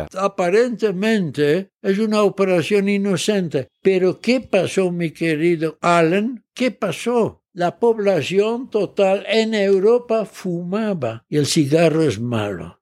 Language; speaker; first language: Spanish; early bilingual, heritage; Dutch